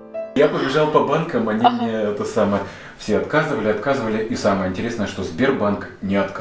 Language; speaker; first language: Russian; native; Russian